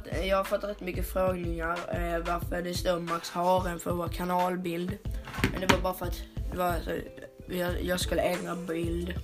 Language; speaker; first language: Swedish; native; Swedish